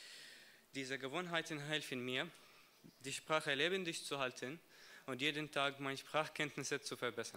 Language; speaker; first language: German; non-native, learner; Arabic